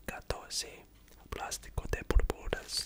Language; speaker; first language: Spanish; non-native, learner; English